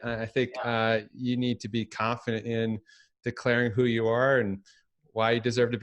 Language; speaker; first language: English; native; English